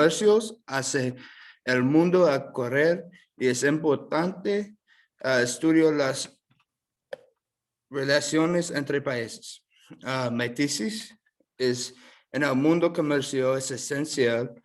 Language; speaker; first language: Spanish; non-native, learner; English